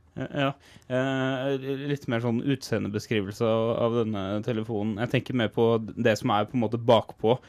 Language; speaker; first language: Norwegian; native; Norwegian